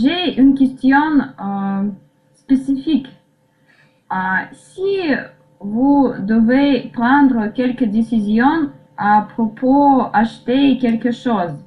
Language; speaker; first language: French; non-native, learner; Russian